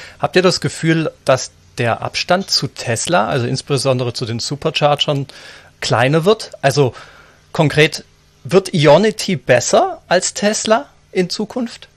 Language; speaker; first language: German; native; German